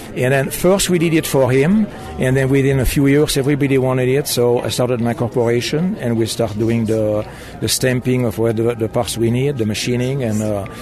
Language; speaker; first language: English; non-native, fluent; German